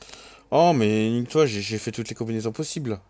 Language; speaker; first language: French; native; French